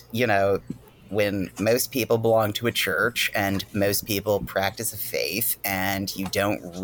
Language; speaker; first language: English; native; English